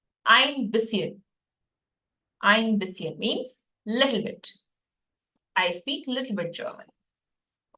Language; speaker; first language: German; non-native, fluent; Hindi